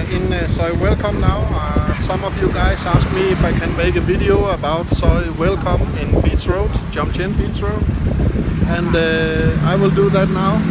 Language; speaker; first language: English; non-native, fluent; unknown